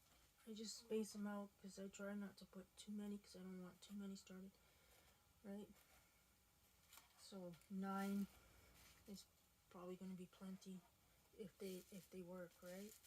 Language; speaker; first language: English; native; English